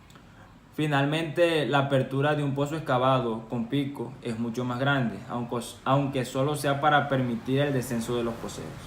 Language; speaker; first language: Spanish; native; Spanish